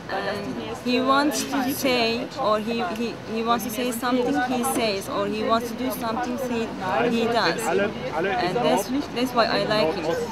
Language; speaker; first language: English; non-native, learner; Turkish